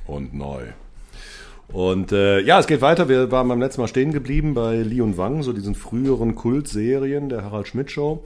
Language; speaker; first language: German; native; German